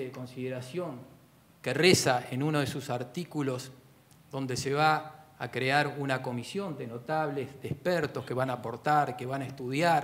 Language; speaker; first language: Spanish; native; Spanish